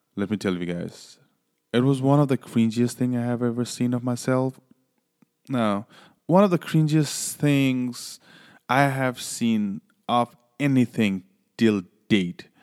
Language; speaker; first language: English; non-native, local second language; Nepali